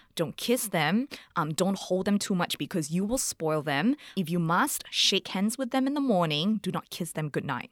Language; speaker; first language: English; native; English